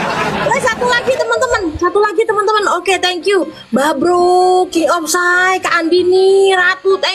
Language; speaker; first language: Indonesian; native; Indonesian